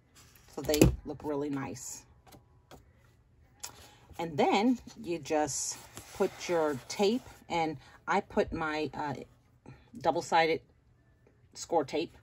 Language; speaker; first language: English; native; English